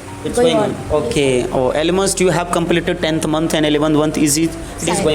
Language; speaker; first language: English; non-native, local second language; Hindi